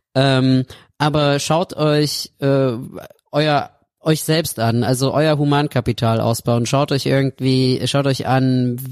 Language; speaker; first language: German; native; German